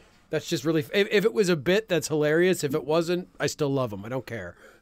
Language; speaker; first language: English; native; English